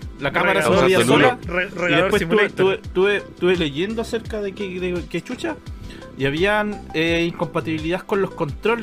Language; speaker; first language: Spanish; native; Spanish